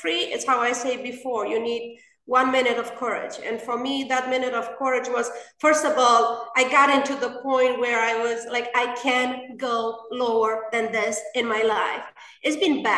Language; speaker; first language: English; non-native, fluent; Romanian